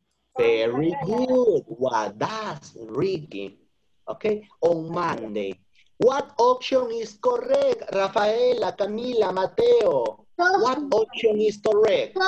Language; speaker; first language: English; non-native, fluent; Spanish